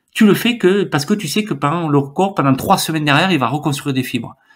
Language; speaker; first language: French; native; French